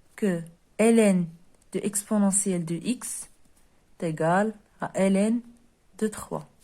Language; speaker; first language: French; non-native, local second language; Arabic